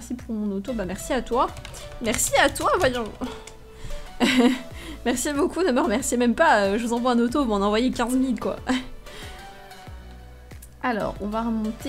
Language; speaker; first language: French; native; French